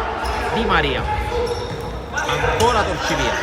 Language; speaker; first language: Italian; native; Italian